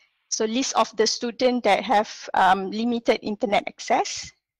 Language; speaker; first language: English; non-native, local second language; Malay